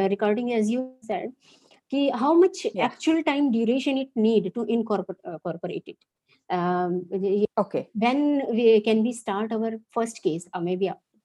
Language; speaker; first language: English; non-native, local second language; Hindi